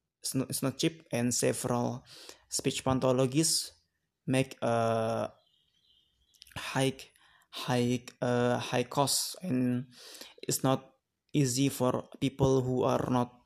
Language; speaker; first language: English; non-native, learner; Indonesian